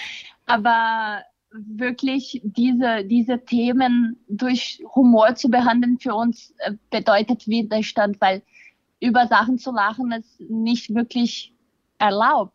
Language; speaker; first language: German; non-native, fluent; Portuguese